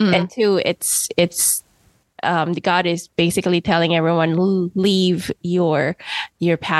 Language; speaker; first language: English; non-native, local second language; Filipino